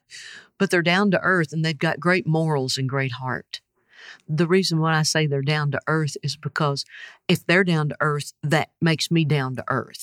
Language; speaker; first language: English; native; English